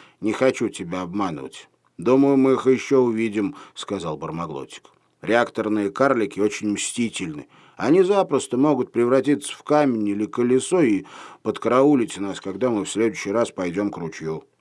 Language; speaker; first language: Russian; native; Russian